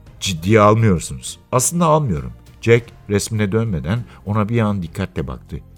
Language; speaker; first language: Turkish; native; Turkish